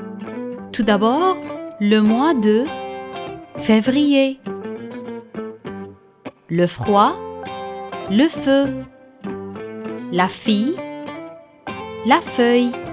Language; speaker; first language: French; non-native, fluent; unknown